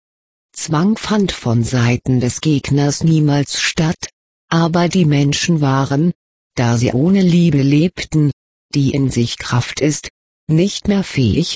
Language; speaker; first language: German; native; German